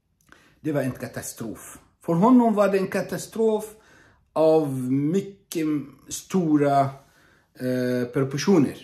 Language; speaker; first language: Swedish; non-native, fluent; Arabic